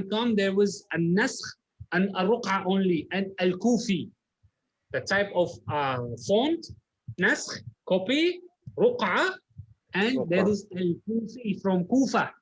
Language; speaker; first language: English; non-native, learner; Arabic